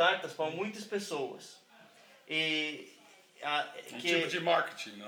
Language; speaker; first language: Portuguese; non-native, learner; English